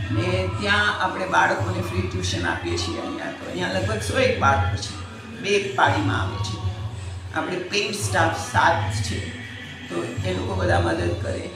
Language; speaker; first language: Gujarati; early bilingual, heritage; Gujarati